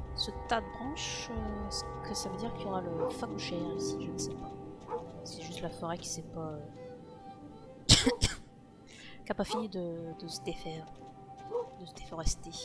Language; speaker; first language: French; native; French